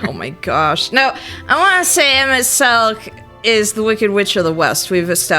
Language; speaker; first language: English; native; English